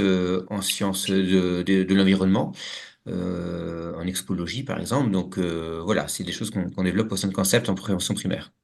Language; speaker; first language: French; native; French